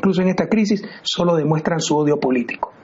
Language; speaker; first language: Spanish; native; Spanish